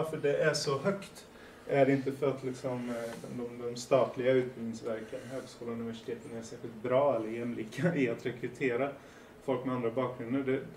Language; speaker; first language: Swedish; early bilingual, other home language; Persian